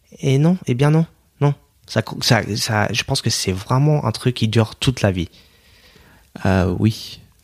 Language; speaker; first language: French; non-native, fluent; English